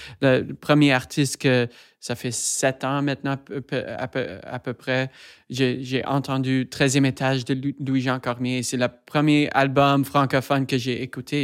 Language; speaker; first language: French; non-native, fluent; English